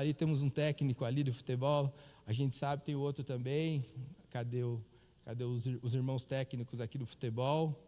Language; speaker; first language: Portuguese; native; Portuguese